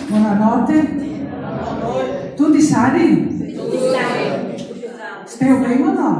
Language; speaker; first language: Italian; non-native, local second language; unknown